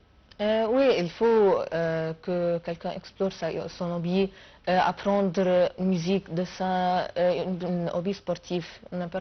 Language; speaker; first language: French; non-native, fluent; Arabic